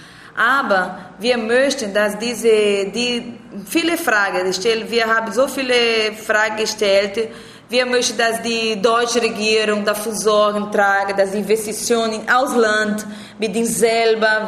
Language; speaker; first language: German; non-native, learner; Portuguese